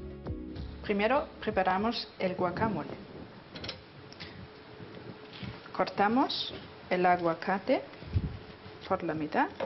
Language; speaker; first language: Spanish; non-native, fluent; German